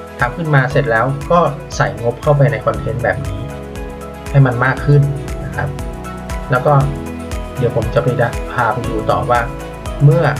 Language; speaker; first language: Thai; native; Thai